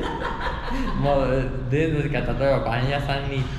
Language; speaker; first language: Japanese; non-native, fluent; Spanish